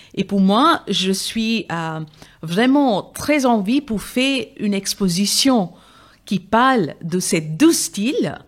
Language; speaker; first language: French; non-native, fluent; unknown